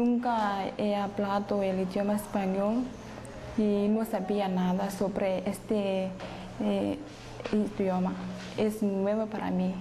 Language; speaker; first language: Spanish; non-native, learner; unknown